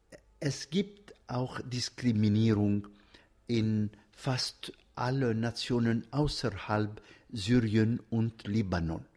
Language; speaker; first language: German; non-native, fluent; Arabic